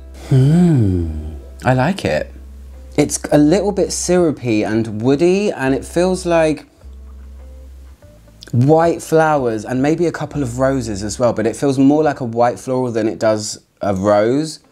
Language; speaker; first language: English; native; English